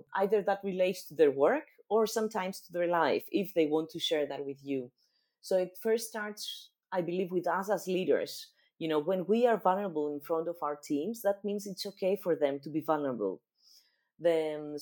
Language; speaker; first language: English; non-native, fluent; Greek